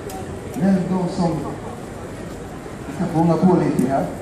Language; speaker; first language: Swedish; non-native, fluent; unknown